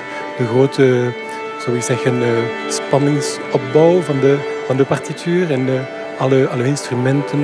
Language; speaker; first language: Dutch; non-native, local second language; French